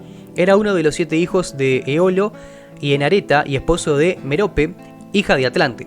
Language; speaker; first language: Spanish; native; Spanish